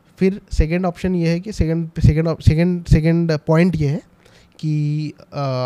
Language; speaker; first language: Hindi; non-native, local second language; Assamese